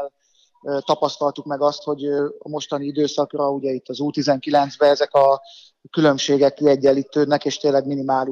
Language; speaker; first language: Hungarian; native; Hungarian